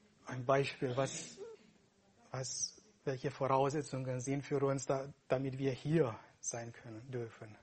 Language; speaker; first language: German; non-native, fluent; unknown